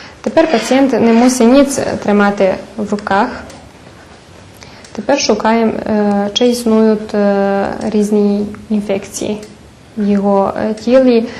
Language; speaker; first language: Ukrainian; early bilingual, heritage; Ukrainian